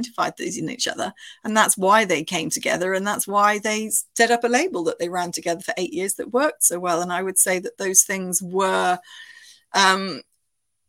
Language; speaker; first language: English; native; English